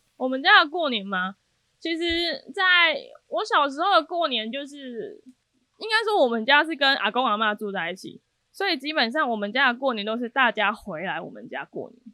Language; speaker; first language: Chinese; native; Chinese